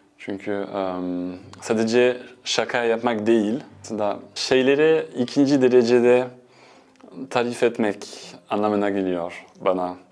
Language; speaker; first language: Turkish; non-native, fluent; French